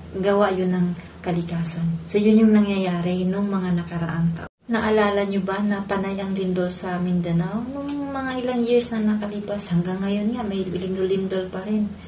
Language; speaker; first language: Filipino; non-native, local second language; Cebuano